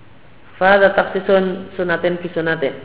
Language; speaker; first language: Arabic; non-native, fluent; Indonesian